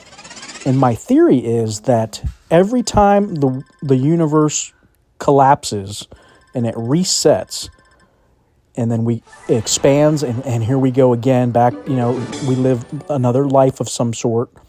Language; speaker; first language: English; native; English